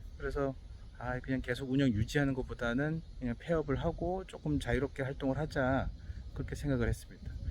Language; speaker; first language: Korean; native; Korean